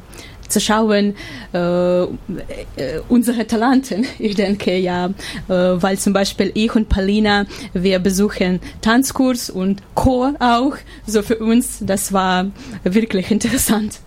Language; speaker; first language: German; non-native, learner; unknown